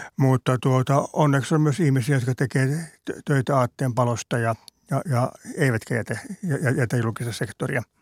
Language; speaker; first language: Finnish; native; Finnish